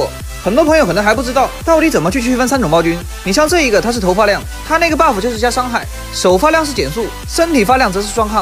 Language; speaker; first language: Chinese; native; Chinese